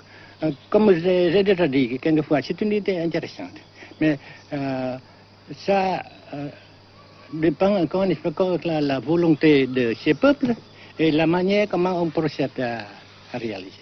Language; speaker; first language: French; non-native, local second language; Vietnamese